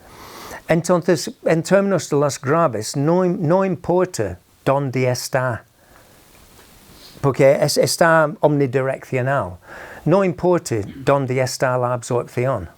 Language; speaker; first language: Spanish; non-native, fluent; English